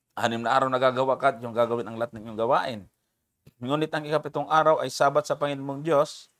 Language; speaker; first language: Filipino; native; Filipino